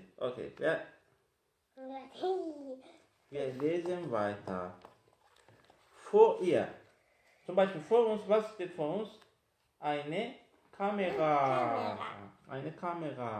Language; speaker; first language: German; non-native, fluent; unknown